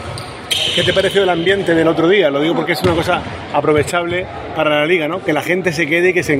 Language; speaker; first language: Spanish; native; Spanish